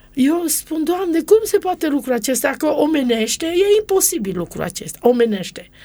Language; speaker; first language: Romanian; non-native, local second language; Romany